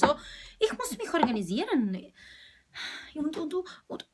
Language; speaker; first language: German; non-native, learner; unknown